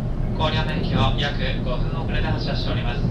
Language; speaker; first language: Japanese; native; Japanese